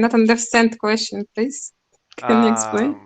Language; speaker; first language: English; non-native, learner; Russian